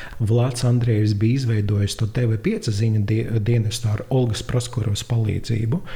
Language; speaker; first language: Latvian; non-native, local second language; Russian